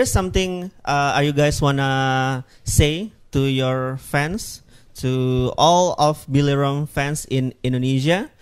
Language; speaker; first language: English; non-native, learner; Indonesian